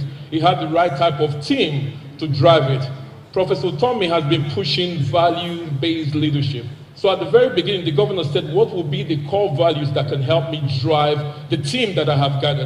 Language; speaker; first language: English; non-native, local second language; Igbo